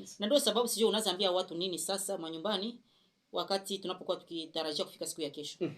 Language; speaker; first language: Swahili; non-native, local second language; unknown